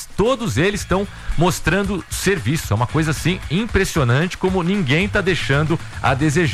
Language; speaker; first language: Portuguese; native; Portuguese